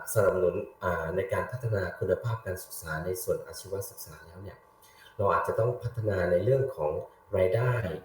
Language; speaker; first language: Thai; native; Thai